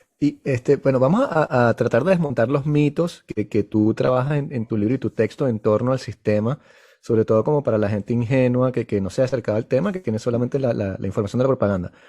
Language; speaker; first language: Spanish; native; Spanish